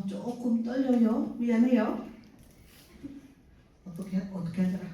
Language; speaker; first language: Korean; non-native, fluent; Filipino